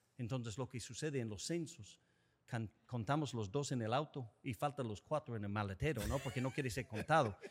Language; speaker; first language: Spanish; early bilingual, heritage; English